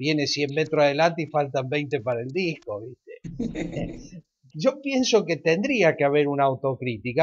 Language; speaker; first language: Spanish; native; Spanish